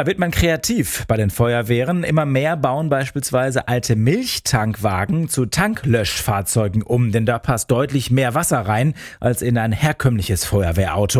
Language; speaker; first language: German; native; German